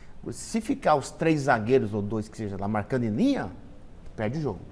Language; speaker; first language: Portuguese; native; Portuguese